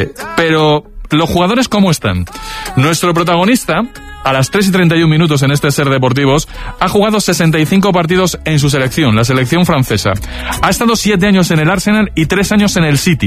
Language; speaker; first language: Spanish; native; Spanish